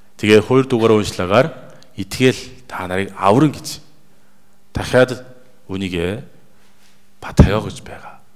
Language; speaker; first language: Mongolian; native; Mongolian